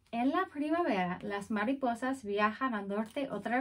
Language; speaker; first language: Spanish; non-native, fluent; English